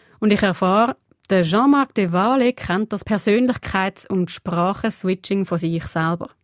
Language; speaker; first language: German; early bilingual, other home language; Portuguese